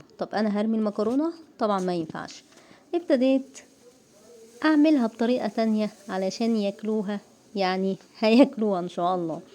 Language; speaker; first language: Arabic; native; Arabic